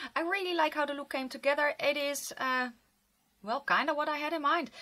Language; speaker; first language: English; non-native, fluent; Dutch